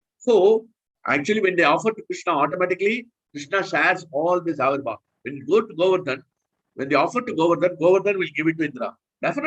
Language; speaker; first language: English; non-native, local second language; Hindi